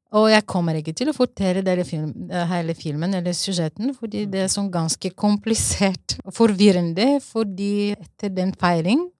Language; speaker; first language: Norwegian; non-native, fluent; Bulgarian